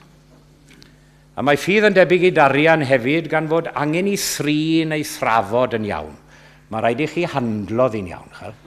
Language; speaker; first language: Welsh; native; Welsh